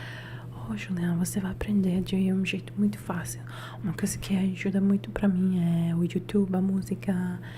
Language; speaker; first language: Portuguese; non-native, learner; Italian